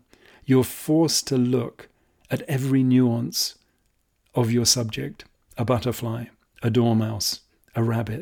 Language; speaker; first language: English; native; English